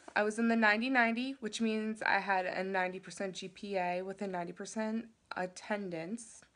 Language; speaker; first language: English; native; English